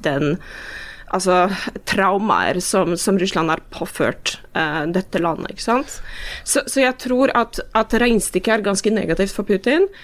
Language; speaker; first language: Norwegian; non-native, fluent; Polish